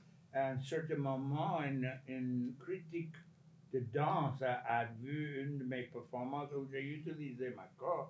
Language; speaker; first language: French; non-native, fluent; English